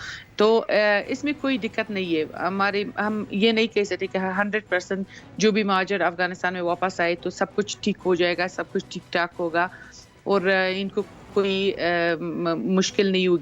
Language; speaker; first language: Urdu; non-native, fluent; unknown